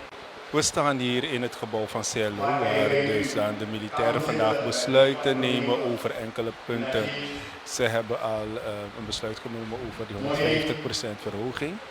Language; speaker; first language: Dutch; native; Dutch